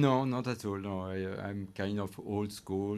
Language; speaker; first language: English; non-native, fluent; French